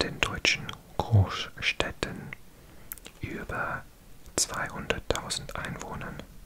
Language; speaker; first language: German; non-native, learner; English